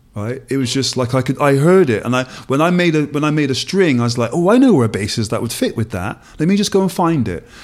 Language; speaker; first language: English; native; English